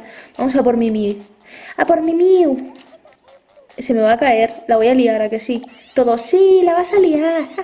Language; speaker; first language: Spanish; native; Spanish